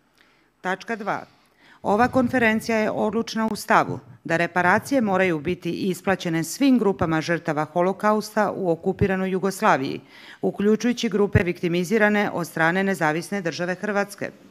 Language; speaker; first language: Croatian; native; Croatian